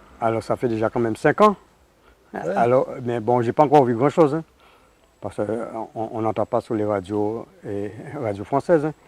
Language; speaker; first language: French; native; French